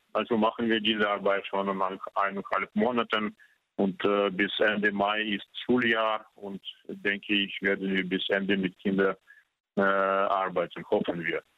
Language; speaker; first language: German; non-native, fluent; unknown